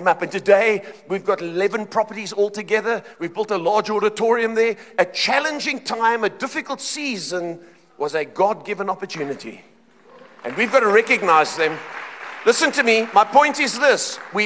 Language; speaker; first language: English; native; English